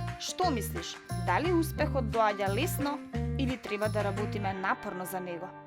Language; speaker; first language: Macedonian; native; Macedonian